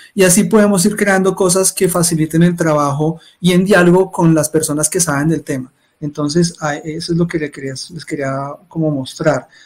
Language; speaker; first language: Spanish; native; Spanish